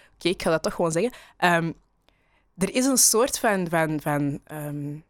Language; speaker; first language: Dutch; native; Dutch